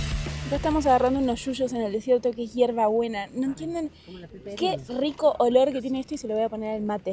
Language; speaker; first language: Spanish; native; Spanish